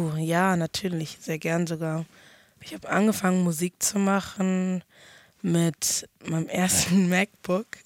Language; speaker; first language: German; early bilingual, other home language; Akan